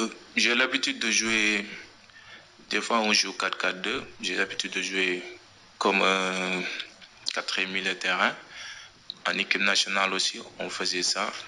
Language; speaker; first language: French; non-native, local second language; Wolof